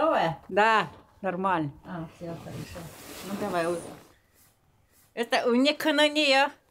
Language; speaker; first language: Russian; non-native, local second language; Korean